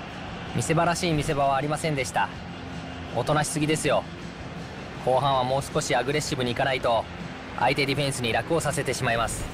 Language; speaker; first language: Japanese; native; Japanese